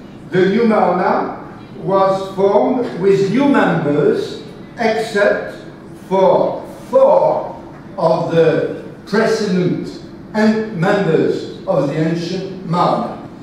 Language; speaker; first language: English; non-native, fluent; French